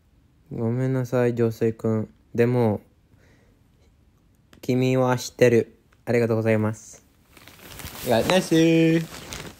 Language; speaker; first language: Japanese; non-native, learner; English